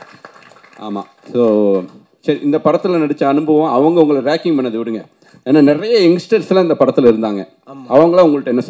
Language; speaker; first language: Tamil; native; Tamil